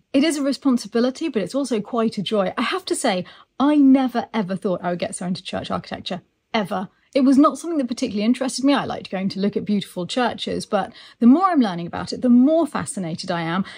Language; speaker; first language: English; native; English